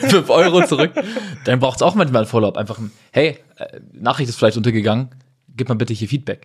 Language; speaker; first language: German; native; German